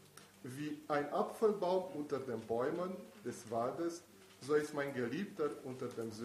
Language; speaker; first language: German; non-native, fluent; Italian